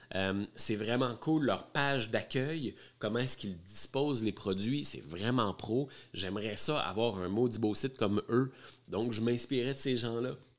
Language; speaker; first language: French; native; French